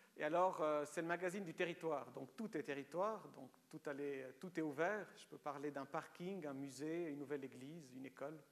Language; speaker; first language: French; early bilingual, other home language; Romanian